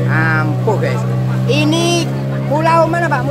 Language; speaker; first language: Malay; non-native, local second language; Javanese